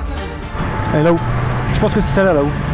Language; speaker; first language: French; native; French